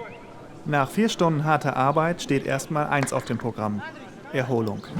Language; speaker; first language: German; native; German